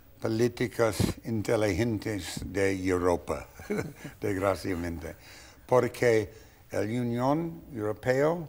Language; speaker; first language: Spanish; non-native, fluent; English